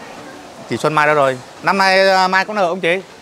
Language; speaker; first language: Vietnamese; native; Vietnamese